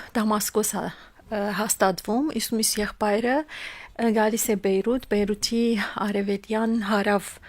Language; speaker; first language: Armenian; early bilingual, heritage; Armenian